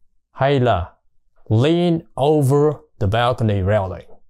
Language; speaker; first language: English; non-native, fluent; Vietnamese